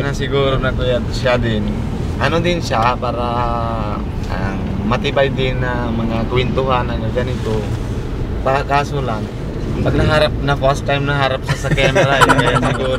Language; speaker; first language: Filipino; non-native, local second language; Cebuano